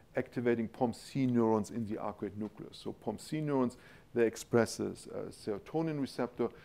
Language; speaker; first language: English; non-native, fluent; German